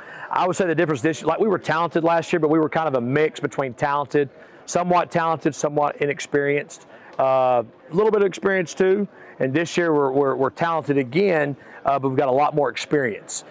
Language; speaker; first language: English; native; English